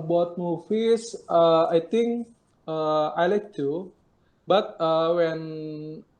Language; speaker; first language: English; non-native, learner; Indonesian